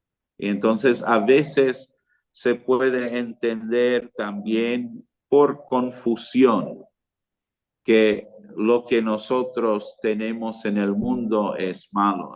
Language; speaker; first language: Spanish; non-native, fluent; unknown